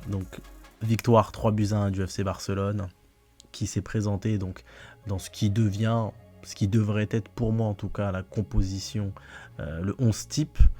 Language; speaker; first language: French; native; French